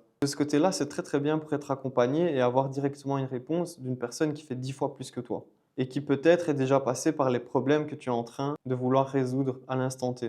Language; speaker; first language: French; native; French